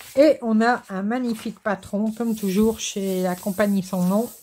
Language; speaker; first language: French; native; French